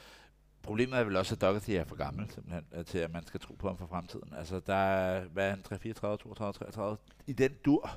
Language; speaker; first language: Danish; native; Danish